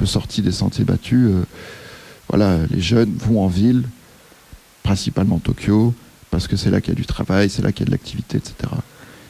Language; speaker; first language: French; native; French